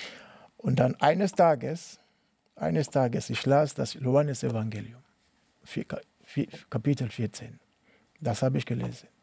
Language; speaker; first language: German; non-native, learner; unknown